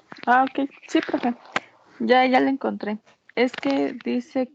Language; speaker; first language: Spanish; native; Spanish